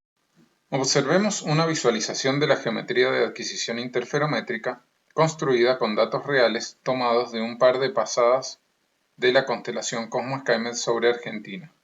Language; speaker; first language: Spanish; native; Spanish